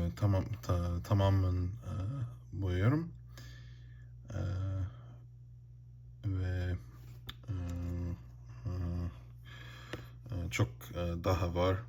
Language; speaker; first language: Turkish; non-native, learner; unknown